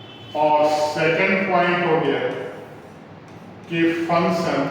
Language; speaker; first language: Hindi; native; Hindi